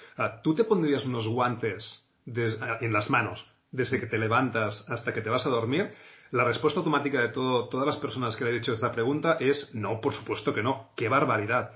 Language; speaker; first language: Spanish; non-native, local second language; Catalan